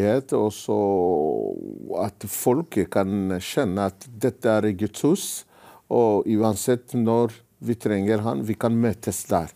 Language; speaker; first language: Norwegian; non-native, fluent; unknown